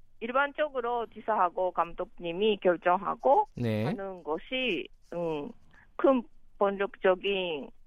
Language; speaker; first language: Korean; non-native, learner; Japanese